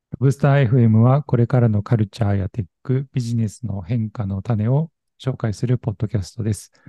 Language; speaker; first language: Japanese; native; Japanese